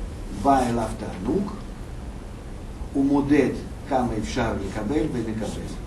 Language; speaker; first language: Hebrew; non-native, fluent; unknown